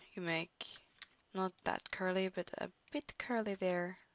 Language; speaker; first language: English; non-native, fluent; Norwegian